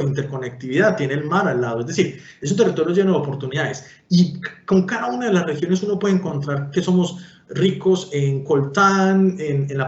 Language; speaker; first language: Spanish; native; Spanish